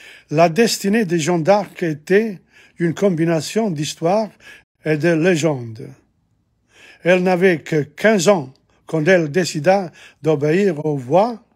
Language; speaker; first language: French; non-native, fluent; English